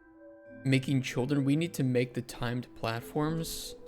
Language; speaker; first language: English; native; English